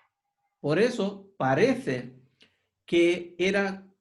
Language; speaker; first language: Spanish; non-native, fluent; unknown